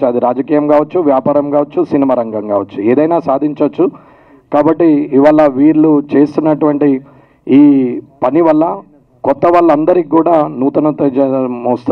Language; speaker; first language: Telugu; native; Telugu